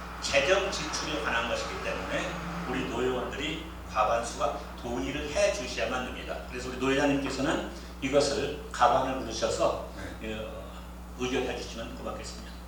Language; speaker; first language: Korean; native; Korean